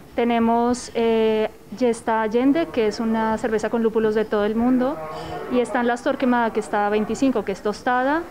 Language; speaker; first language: Spanish; native; Spanish